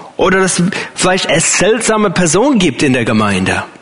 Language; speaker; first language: German; non-native, fluent; English